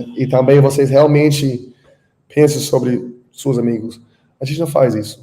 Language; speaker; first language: Portuguese; non-native, learner; English